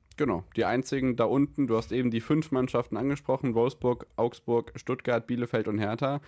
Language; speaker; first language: German; native; German